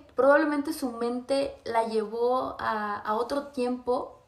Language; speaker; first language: Spanish; native; Spanish